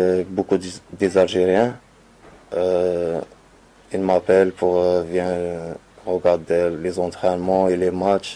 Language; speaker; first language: French; non-native, learner; Arabic